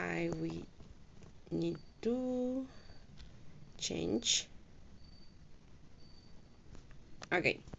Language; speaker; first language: English; non-native, learner; Spanish